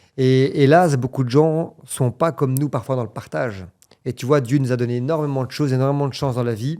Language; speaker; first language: French; native; French